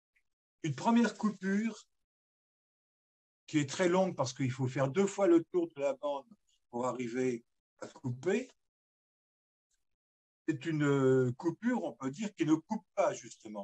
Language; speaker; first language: French; native; French